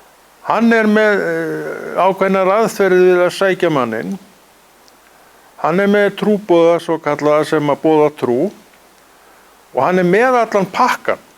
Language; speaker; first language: Icelandic; native; Icelandic